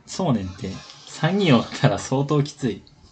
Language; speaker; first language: Japanese; native; Japanese